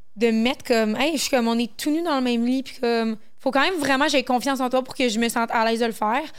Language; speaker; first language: French; native; French